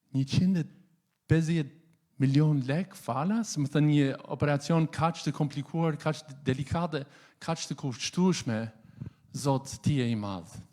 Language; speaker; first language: Albanian; non-native, fluent; English